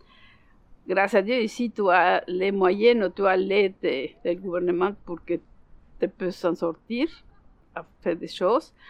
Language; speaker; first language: French; non-native, learner; Spanish